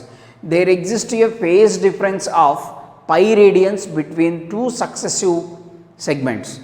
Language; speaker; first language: English; non-native, local second language; Telugu